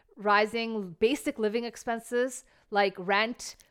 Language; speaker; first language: English; early bilingual, other home language; Bangla